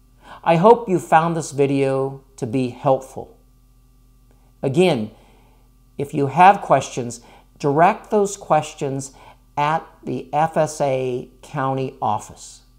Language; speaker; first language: English; native; English